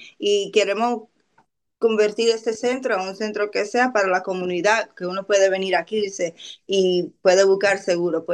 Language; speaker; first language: Spanish; early bilingual, other home language; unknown